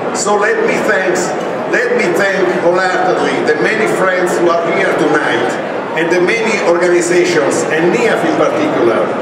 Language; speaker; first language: English; non-native, fluent; Italian